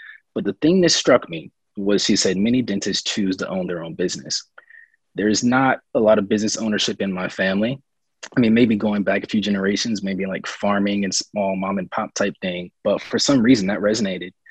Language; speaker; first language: English; native; English